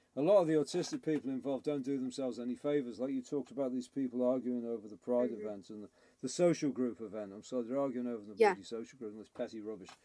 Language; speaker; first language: English; native; English